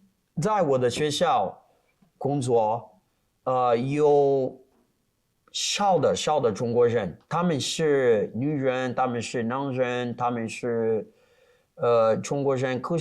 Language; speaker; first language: Chinese; non-native, learner; Portuguese